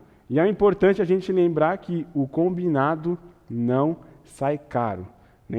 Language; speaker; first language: Portuguese; native; Portuguese